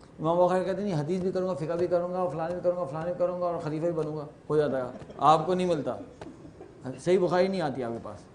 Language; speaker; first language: Urdu; native; Urdu